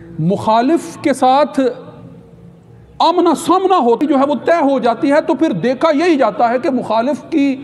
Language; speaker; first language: Urdu; native; Urdu